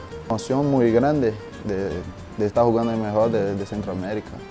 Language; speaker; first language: Spanish; non-native, learner; Portuguese